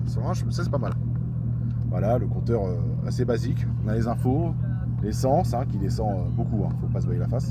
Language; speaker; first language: French; native; French